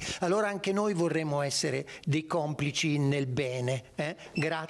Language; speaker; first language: Italian; native; Italian